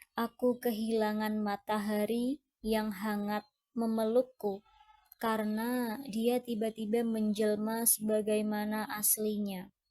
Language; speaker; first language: Indonesian; non-native, fluent; Thai